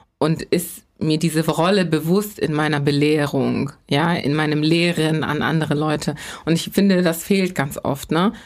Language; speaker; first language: German; native; German